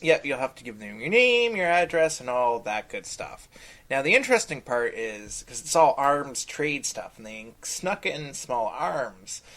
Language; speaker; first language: English; native; English